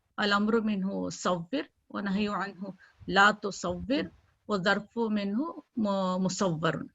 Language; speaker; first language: Arabic; non-native, learner; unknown